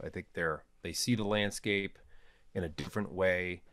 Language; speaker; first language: English; native; English